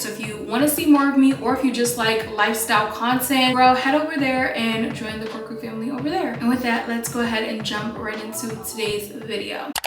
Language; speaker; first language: English; native; English